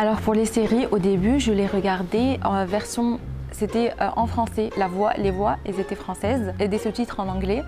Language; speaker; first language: French; non-native, local second language; Arabic